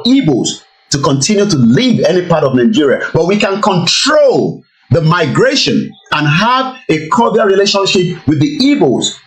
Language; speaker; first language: English; non-native, local second language; Yoruba